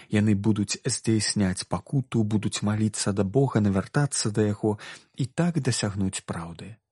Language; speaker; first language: Belarusian; native; Belarusian